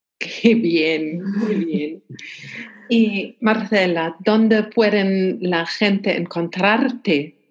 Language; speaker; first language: Spanish; non-native, learner; German